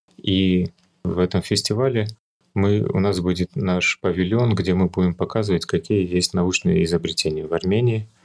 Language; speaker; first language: Russian; early bilingual, other home language; Armenian